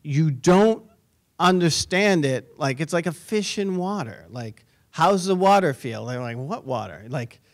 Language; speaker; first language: English; native; English